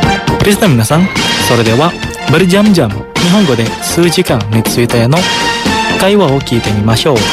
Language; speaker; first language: Japanese; non-native, fluent; Indonesian